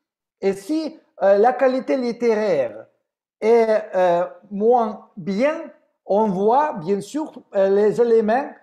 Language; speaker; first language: French; non-native, fluent; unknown